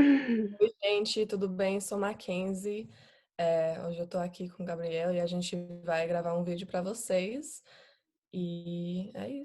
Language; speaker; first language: Portuguese; non-native, fluent; English